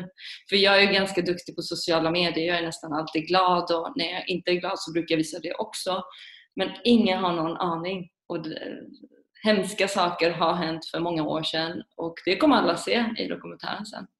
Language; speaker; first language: Swedish; early bilingual, other home language; Persian